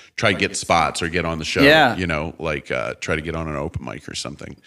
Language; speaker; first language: English; native; English